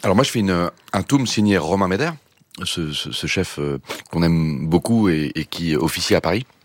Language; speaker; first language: French; native; French